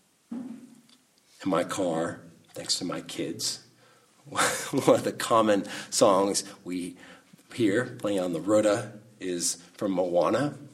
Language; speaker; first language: English; native; English